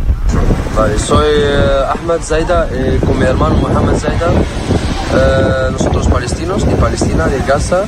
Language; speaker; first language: Spanish; non-native, learner; Arabic